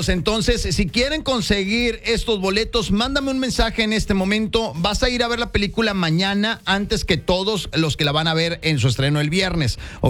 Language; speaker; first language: Spanish; native; Spanish